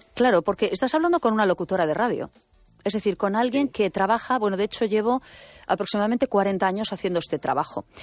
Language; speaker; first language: Spanish; native; Spanish